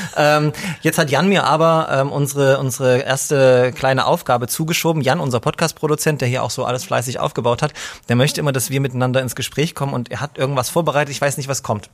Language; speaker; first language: German; native; German